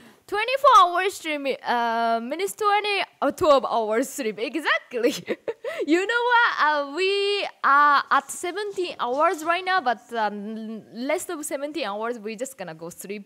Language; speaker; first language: English; non-native, fluent; Japanese